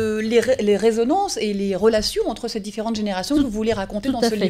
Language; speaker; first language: French; native; French